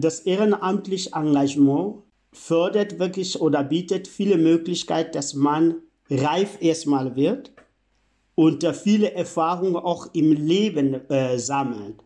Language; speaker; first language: German; non-native, fluent; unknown